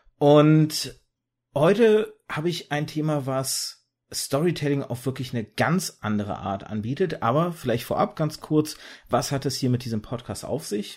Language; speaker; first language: German; early bilingual, other home language; Russian